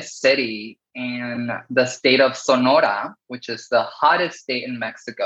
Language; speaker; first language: English; early bilingual, other home language; Spanish